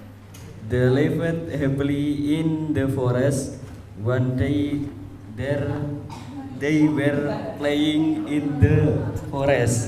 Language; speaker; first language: English; non-native, learner; Indonesian